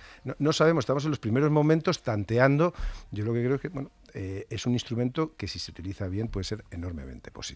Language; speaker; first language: Spanish; native; Spanish